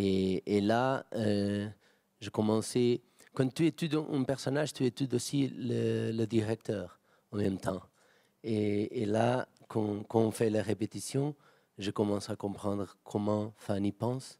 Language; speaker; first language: French; non-native, fluent; Portuguese